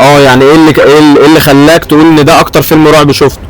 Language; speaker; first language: Arabic; native; Arabic